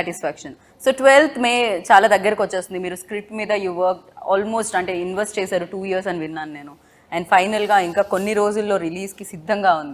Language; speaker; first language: Telugu; native; Telugu